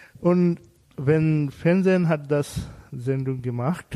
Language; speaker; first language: German; non-native, learner; Bangla